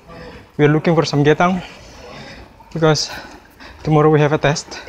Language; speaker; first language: English; non-native, fluent; Indonesian